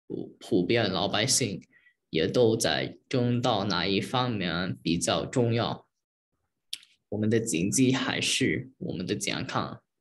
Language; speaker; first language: Chinese; early bilingual, heritage; Chinese